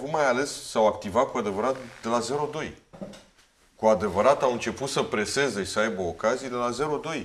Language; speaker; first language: Romanian; native; Romanian